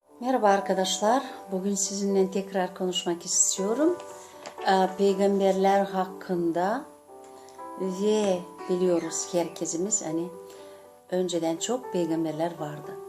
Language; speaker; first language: Turkish; non-native, fluent; Gagauz